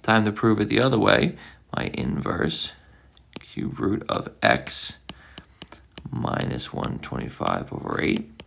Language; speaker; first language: English; native; English